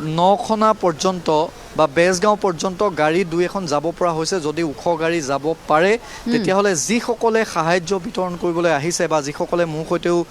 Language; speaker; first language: Assamese; native; Assamese